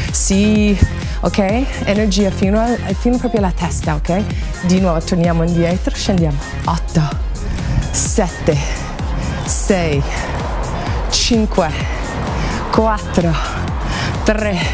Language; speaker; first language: Italian; non-native, fluent; English